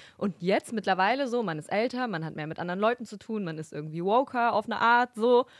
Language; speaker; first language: German; native; German